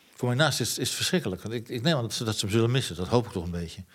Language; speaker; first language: Dutch; native; Dutch